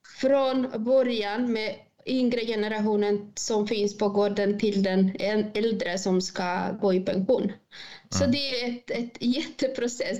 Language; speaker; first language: Swedish; non-native, fluent; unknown